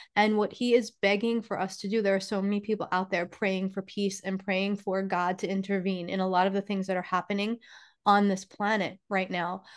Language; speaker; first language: English; native; English